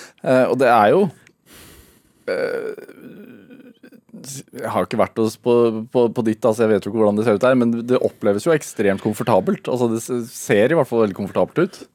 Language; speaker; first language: Norwegian; native; Norwegian